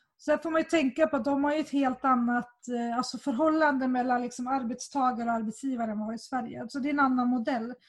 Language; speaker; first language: Swedish; native; Swedish